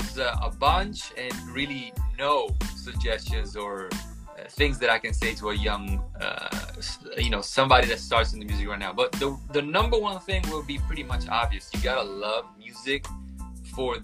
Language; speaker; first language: English; non-native, fluent; Italian